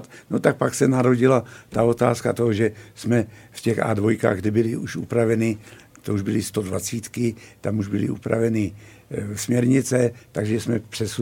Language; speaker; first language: Czech; native; Czech